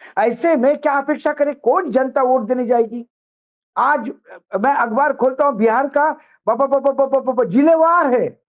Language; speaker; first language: Hindi; non-native, local second language; Marathi